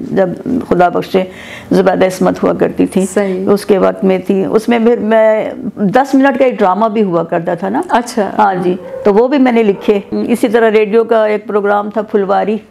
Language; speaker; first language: Urdu; non-native, local second language; Persian